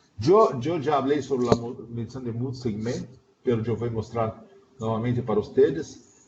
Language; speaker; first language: Spanish; non-native, fluent; Portuguese